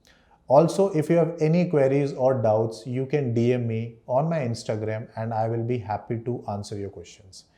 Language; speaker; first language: English; non-native, local second language; Hindi